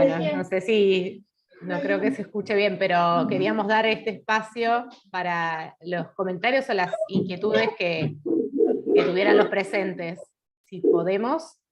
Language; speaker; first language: Spanish; native; Spanish